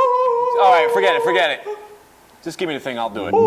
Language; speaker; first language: English; native; English